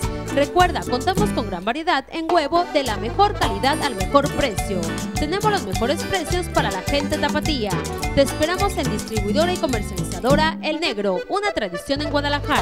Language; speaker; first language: Spanish; native; Spanish